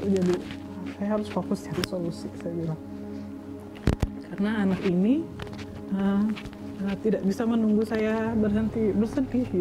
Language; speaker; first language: Indonesian; native; Indonesian